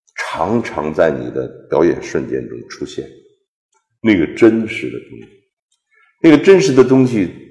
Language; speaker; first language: Chinese; native; Chinese